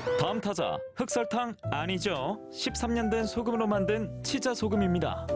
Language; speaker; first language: Korean; native; Korean